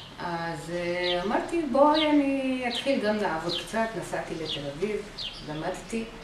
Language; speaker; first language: Hebrew; non-native, fluent; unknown